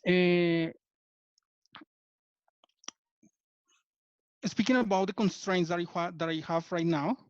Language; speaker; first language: English; non-native, fluent; Spanish